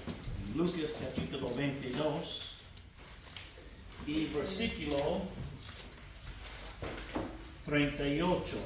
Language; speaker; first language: Spanish; non-native, fluent; English